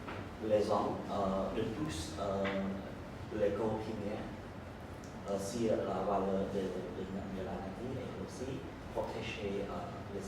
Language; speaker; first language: French; non-native, learner; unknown